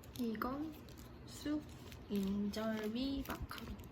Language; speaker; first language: Korean; native; Korean